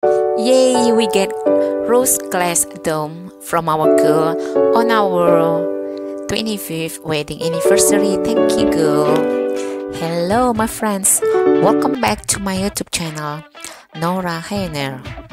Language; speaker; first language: English; non-native, learner; Indonesian